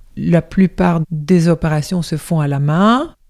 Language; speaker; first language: French; non-native, fluent; Swedish